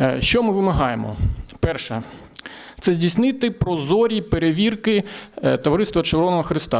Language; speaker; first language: Ukrainian; native; Ukrainian